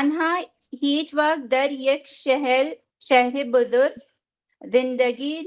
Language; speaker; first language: Persian; non-native, learner; Urdu